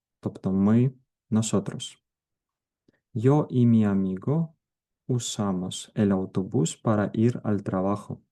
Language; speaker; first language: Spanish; non-native, fluent; Ukrainian